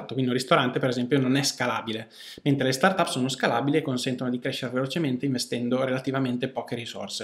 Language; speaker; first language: Italian; native; Italian